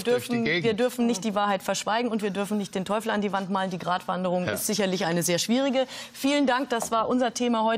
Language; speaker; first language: German; native; German